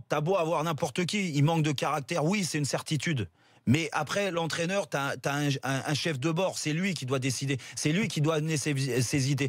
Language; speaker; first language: French; native; French